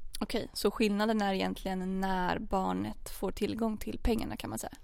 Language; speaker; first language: Swedish; native; Swedish